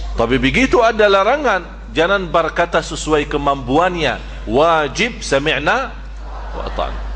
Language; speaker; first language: Malay; non-native, fluent; Arabic